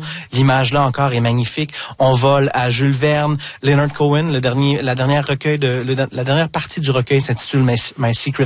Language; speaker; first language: French; native; French